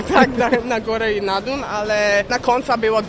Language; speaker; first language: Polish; non-native, learner; English